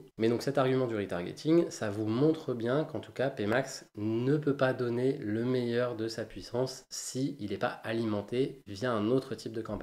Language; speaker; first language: French; native; French